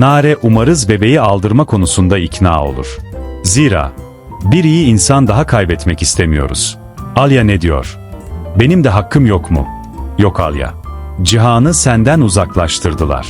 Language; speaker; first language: Turkish; native; Turkish